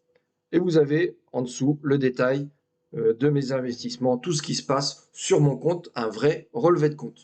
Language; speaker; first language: French; native; French